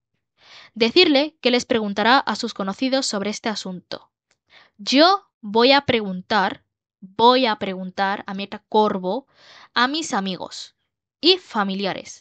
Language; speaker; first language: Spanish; non-native, learner; Bangla